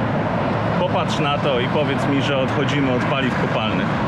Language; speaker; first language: Polish; native; Polish